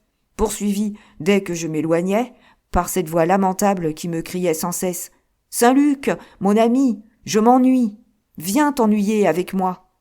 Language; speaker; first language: French; native; French